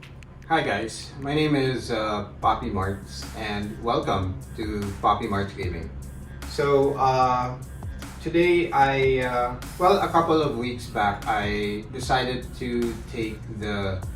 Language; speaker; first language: English; non-native, local second language; Filipino